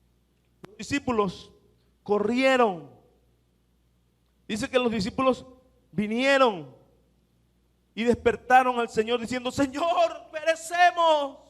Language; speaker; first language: Spanish; native; Spanish